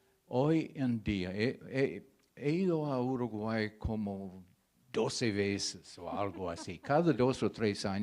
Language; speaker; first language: Spanish; non-native, fluent; English